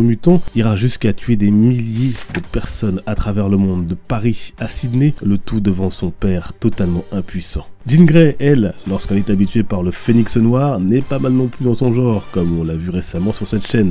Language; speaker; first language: French; native; French